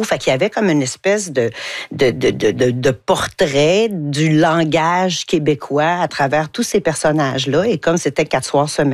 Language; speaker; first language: French; native; French